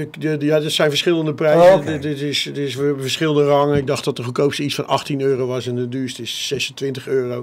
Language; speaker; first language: Dutch; native; Dutch